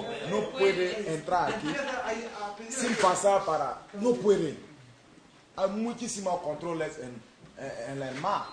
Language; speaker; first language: Spanish; non-native, learner; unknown